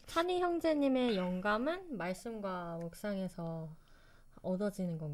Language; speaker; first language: Korean; native; Korean